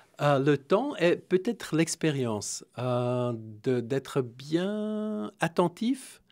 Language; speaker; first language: French; non-native, fluent; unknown